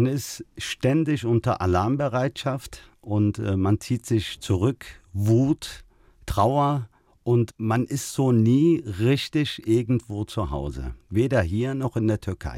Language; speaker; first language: German; early bilingual, other home language; Turkish